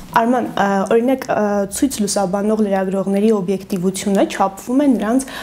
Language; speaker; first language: Armenian; native; Armenian